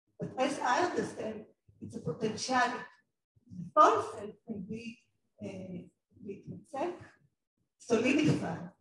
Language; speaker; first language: English; non-native, fluent; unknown